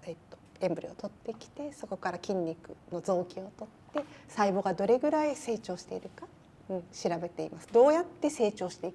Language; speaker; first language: Japanese; native; Japanese